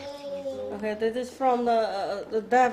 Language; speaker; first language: English; non-native, learner; Papiamento